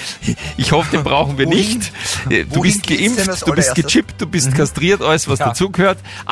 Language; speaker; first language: German; native; German